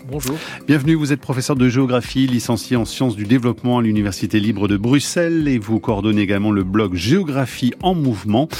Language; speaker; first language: French; native; French